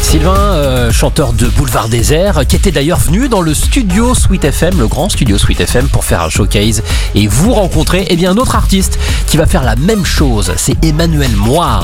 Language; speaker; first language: French; native; French